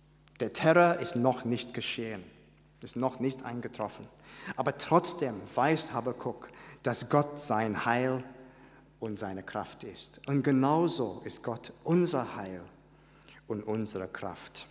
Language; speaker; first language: German; non-native, fluent; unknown